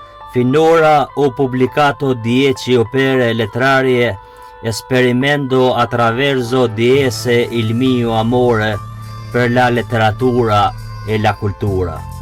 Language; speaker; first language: Italian; non-native, fluent; Albanian